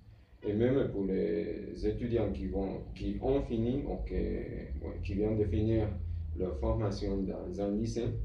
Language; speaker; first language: French; non-native, fluent; Spanish